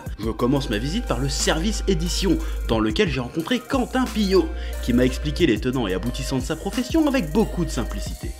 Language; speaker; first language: French; native; French